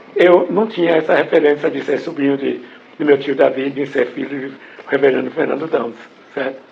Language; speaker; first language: Portuguese; non-native, fluent; English